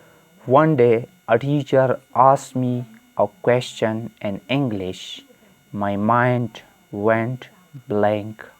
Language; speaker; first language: English; non-native, fluent; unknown